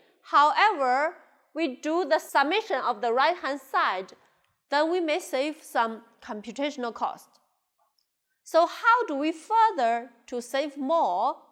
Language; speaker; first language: English; non-native, local second language; Chinese